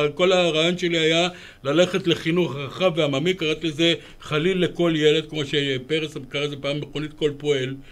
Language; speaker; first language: Hebrew; early bilingual, other home language; Romanian